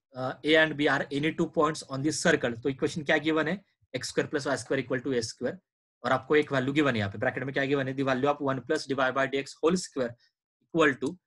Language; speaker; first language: Hindi; non-native, local second language; Marathi